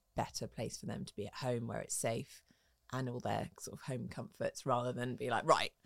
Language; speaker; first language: English; native; English